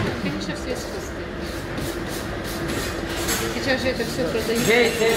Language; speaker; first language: Russian; native; Russian